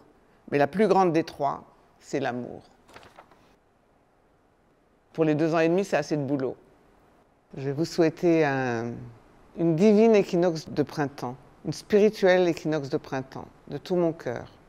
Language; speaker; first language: French; native; French